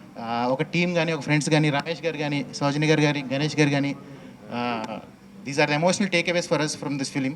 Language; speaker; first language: Telugu; native; Telugu